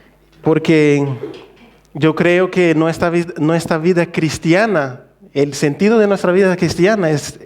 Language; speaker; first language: Spanish; non-native, fluent; Portuguese